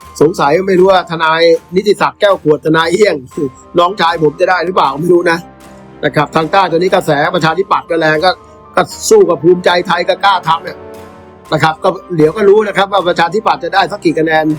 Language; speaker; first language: Thai; native; Thai